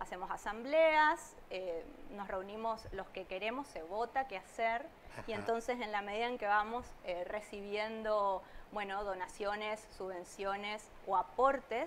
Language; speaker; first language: Spanish; native; Spanish